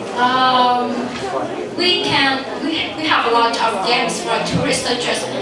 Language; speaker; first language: English; non-native, learner; Vietnamese